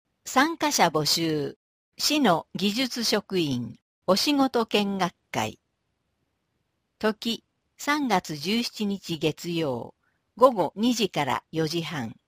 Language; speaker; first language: Japanese; native; Japanese